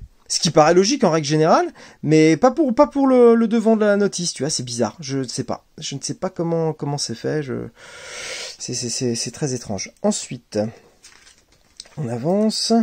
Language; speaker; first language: French; native; French